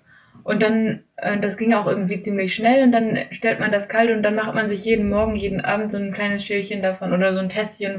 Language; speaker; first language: German; native; German